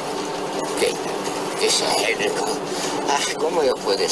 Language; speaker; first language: Spanish; non-native, fluent; Korean